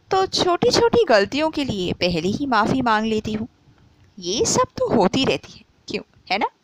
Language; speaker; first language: Hindi; native; Hindi